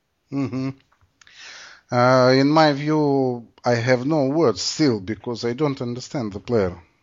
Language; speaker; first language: English; non-native, fluent; Russian